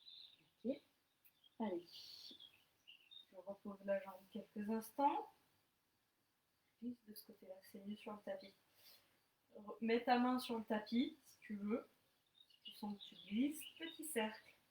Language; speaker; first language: French; native; French